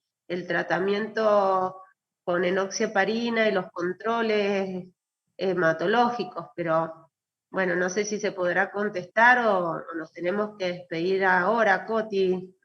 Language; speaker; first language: Spanish; native; Spanish